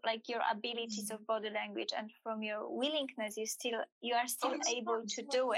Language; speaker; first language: English; non-native, fluent; Polish